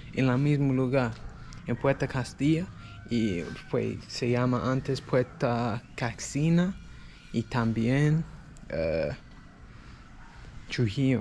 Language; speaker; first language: Spanish; non-native, learner; English